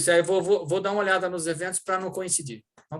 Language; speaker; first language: Portuguese; native; Portuguese